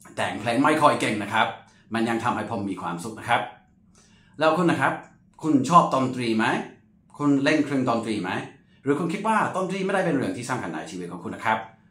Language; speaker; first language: Thai; non-native, fluent; English